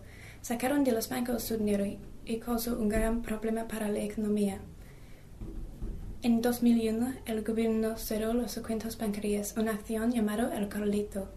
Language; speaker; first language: Spanish; non-native, learner; English